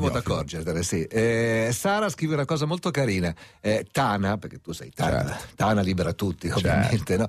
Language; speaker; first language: Italian; native; Italian